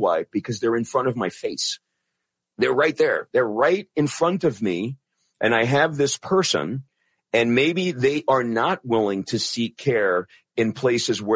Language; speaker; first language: English; non-native, local second language; Italian